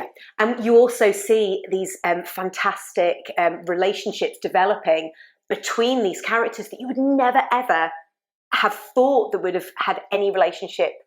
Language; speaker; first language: English; native; English